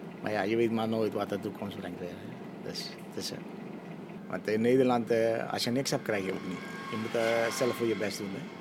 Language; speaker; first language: Dutch; non-native, local second language; Caribbean Hindustani